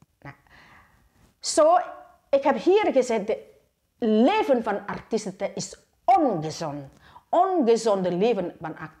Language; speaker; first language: Dutch; non-native, learner; Indonesian